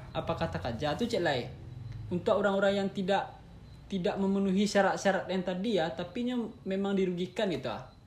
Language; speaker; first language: Indonesian; non-native, local second language; Minangkabau